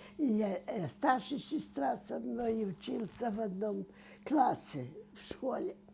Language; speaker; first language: Russian; non-native, local second language; Yiddish